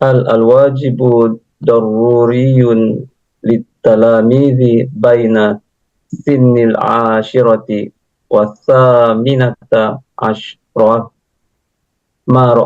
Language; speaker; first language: Arabic; non-native, learner; Malay